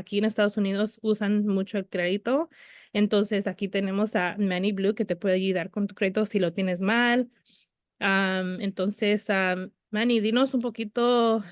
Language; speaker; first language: Spanish; early bilingual, heritage; Spanish